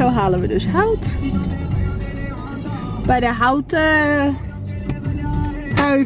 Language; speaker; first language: Dutch; native; Dutch